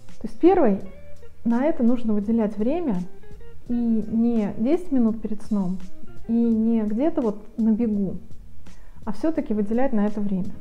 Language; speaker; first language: Russian; native; Russian